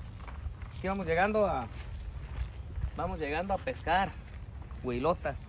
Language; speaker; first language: Spanish; native; Spanish